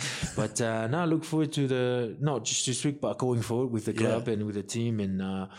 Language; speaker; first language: English; non-native, fluent; Samoan